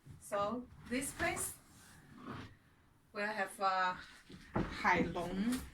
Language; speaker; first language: English; non-native, learner; Chinese